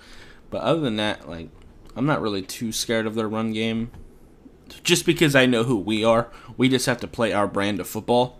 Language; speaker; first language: English; native; English